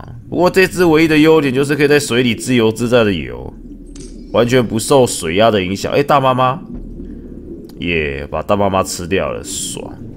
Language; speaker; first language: Chinese; native; Chinese